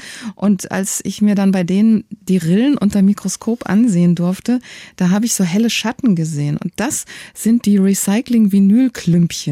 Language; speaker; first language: German; native; German